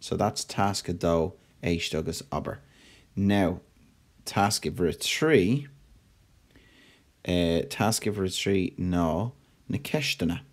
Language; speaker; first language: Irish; non-native, local second language; English